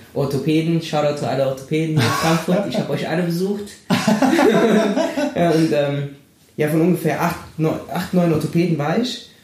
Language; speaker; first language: German; early bilingual, other home language; Spanish